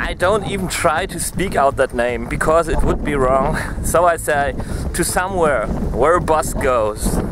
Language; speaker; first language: English; non-native, fluent; German